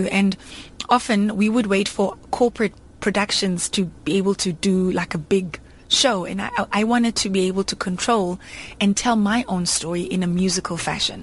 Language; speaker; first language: English; non-native, local second language; Zulu